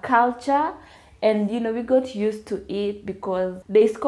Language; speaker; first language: English; non-native, local second language; Luyia